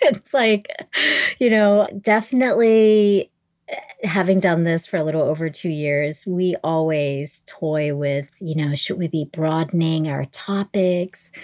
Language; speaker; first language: English; early bilingual, other home language; Vietnamese